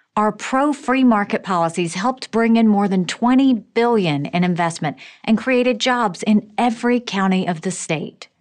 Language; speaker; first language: English; native; English